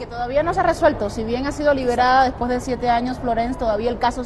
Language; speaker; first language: Spanish; native; Spanish